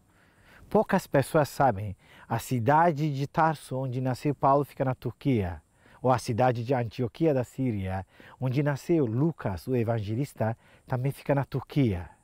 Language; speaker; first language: Portuguese; non-native, fluent; Turkish